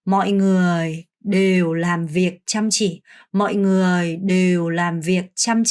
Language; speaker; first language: Vietnamese; non-native, fluent; Korean